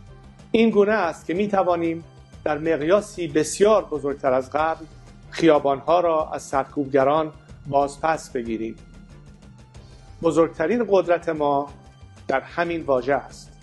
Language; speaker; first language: Persian; native; Persian